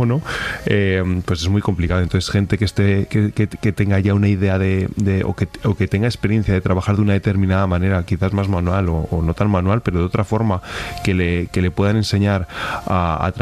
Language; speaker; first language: Spanish; native; Spanish